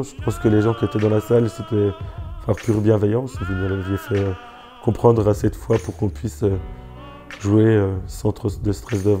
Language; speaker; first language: French; native; French